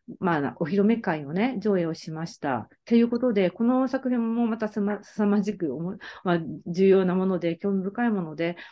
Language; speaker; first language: Japanese; native; Japanese